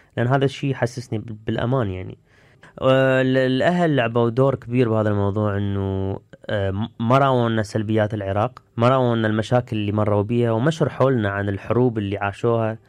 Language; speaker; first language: Arabic; early bilingual, heritage; Arabic